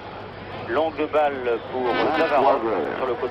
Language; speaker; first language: French; native; French